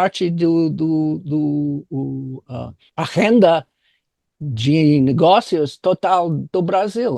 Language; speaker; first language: Portuguese; non-native, fluent; English